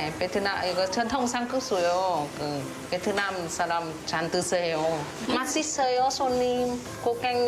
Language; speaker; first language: Korean; non-native, learner; Vietnamese